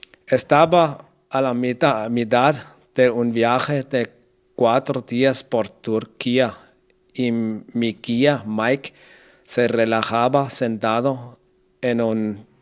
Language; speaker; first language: Spanish; non-native, learner; Danish